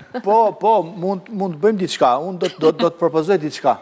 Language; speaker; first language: Albanian; native; Albanian